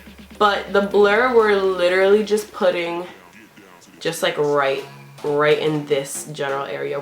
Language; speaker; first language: English; native; English